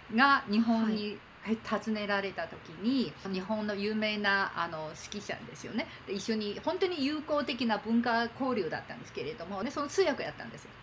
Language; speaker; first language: Japanese; non-native, fluent; Chinese